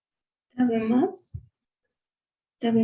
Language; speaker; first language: Japanese; non-native, learner; Spanish